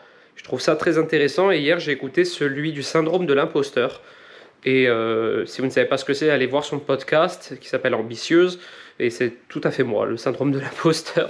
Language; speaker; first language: French; native; French